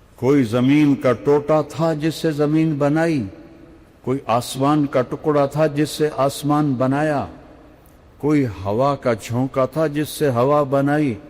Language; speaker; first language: Urdu; non-native, local second language; Punjabi